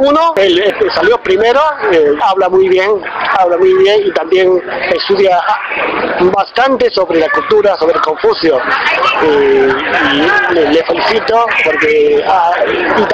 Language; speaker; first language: Spanish; non-native, fluent; Chinese